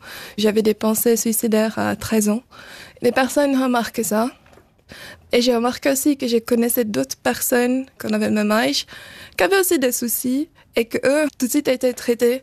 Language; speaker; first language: French; early bilingual, other home language; Portuguese